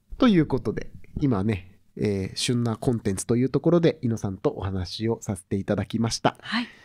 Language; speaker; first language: Japanese; native; Japanese